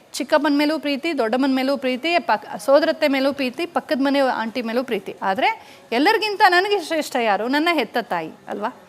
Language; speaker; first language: Kannada; native; Kannada